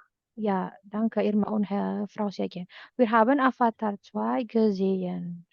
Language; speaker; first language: German; non-native, fluent; Indonesian